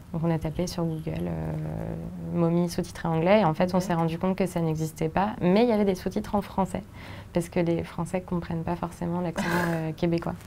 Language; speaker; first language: French; native; French